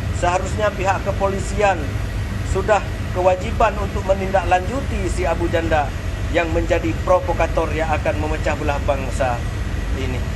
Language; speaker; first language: Malay; non-native, local second language; Achinese